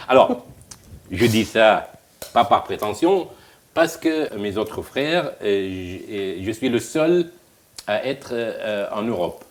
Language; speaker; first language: French; non-native, fluent; Arabic